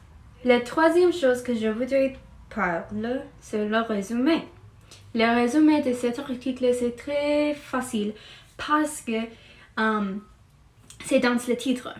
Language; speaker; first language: French; non-native, learner; English